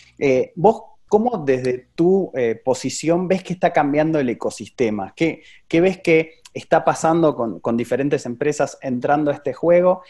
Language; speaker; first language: Spanish; native; Spanish